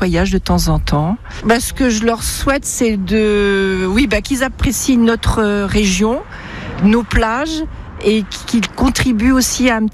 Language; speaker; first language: French; native; French